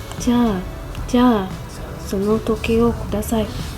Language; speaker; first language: Japanese; non-native, learner; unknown